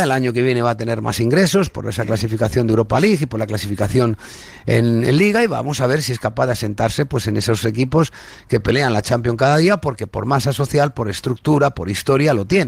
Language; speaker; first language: Spanish; native; Spanish